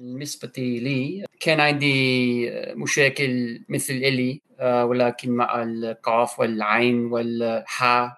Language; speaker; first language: Arabic; non-native, learner; English